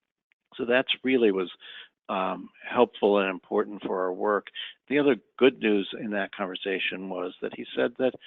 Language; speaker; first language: English; native; English